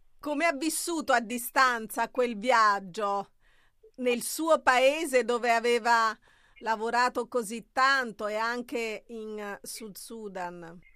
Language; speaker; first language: Italian; native; Italian